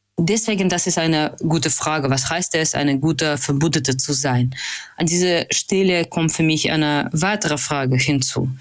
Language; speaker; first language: German; non-native, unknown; Russian